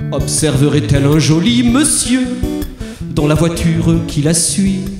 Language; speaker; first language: French; native; French